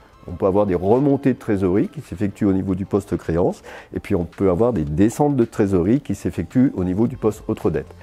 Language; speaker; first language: French; native; French